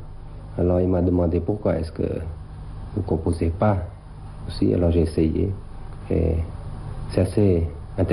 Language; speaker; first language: French; non-native, fluent; Thai